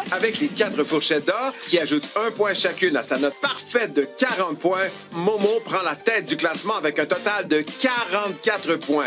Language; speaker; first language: French; native; French